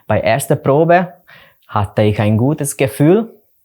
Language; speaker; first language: German; non-native, learner; Hungarian